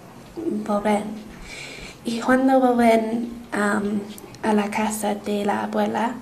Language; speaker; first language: Spanish; non-native, learner; English